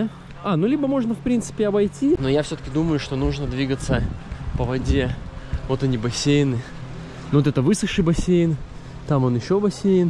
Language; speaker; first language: Russian; native; Russian